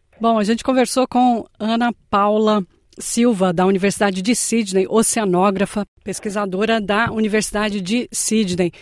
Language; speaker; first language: Portuguese; native; Portuguese